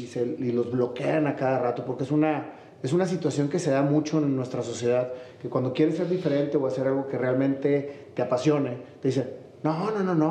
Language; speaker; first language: Spanish; native; Spanish